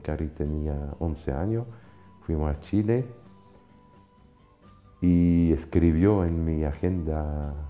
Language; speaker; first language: Spanish; non-native, fluent; French